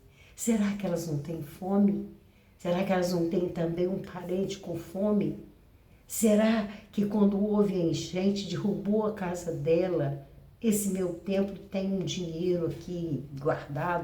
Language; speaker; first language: Portuguese; native; Portuguese